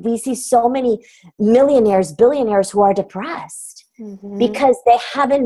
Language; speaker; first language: English; non-native, fluent; Turkish